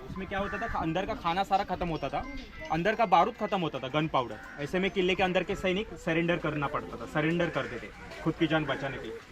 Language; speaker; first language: Hindi; non-native, local second language; Marathi